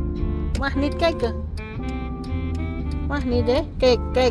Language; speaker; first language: Dutch; non-native, learner; Indonesian